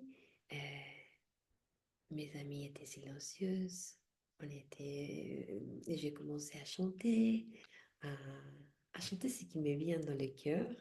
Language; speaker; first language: French; non-native, fluent; Spanish